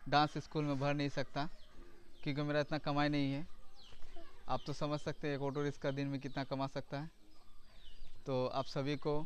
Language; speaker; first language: Hindi; non-native, local second language; Sylheti